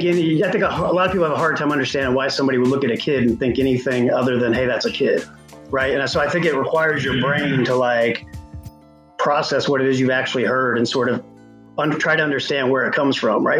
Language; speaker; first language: English; native; English